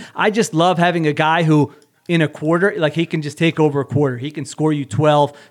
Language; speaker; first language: English; native; English